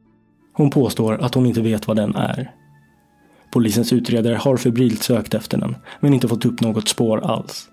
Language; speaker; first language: Swedish; native; Swedish